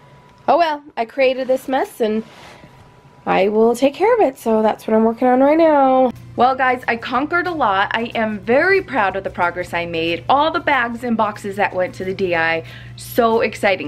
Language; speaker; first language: English; native; English